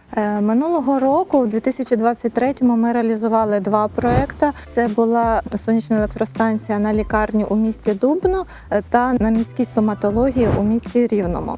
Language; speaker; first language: Ukrainian; native; Ukrainian